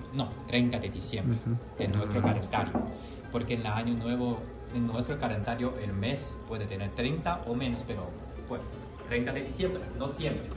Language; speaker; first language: Spanish; non-native, fluent; Chinese